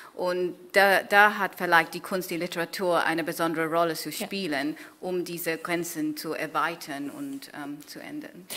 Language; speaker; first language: German; non-native, fluent; English